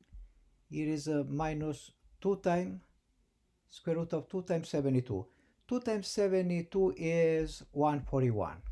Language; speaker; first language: English; non-native, fluent; Albanian